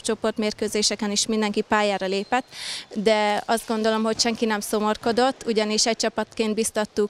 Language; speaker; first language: Hungarian; native; Hungarian